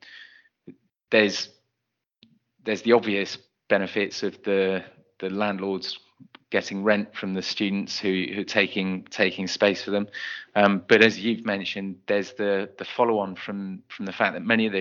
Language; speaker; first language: English; native; English